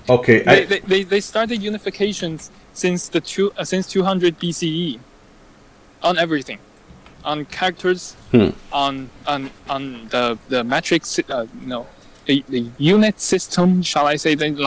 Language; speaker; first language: English; non-native, fluent; Chinese